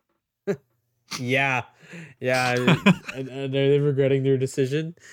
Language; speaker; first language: English; early bilingual, other home language; Maltese